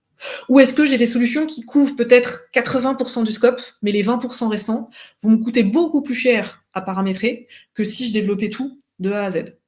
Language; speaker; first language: French; native; French